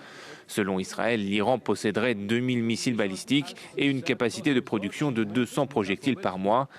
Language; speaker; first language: French; native; French